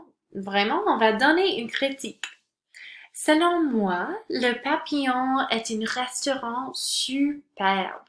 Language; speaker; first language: French; non-native, local second language; English